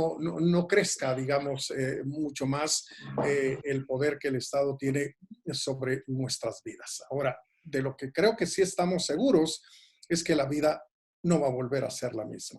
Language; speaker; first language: Spanish; native; Spanish